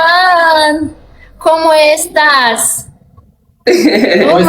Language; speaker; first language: Spanish; non-native, learner; Haitian Creole